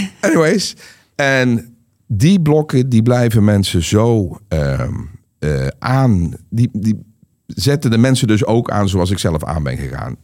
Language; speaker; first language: Dutch; native; Dutch